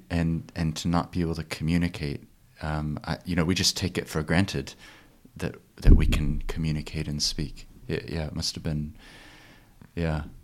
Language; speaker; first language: English; native; English